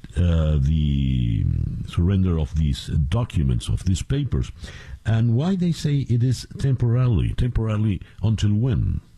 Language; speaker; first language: English; non-native, fluent; Spanish